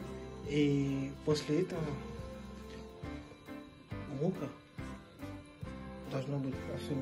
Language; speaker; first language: Russian; non-native, learner; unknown